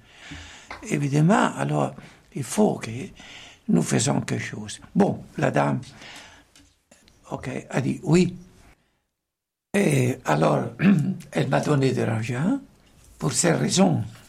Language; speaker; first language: French; non-native, fluent; Italian